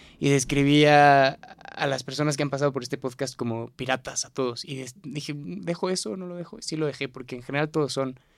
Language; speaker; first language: Spanish; native; Spanish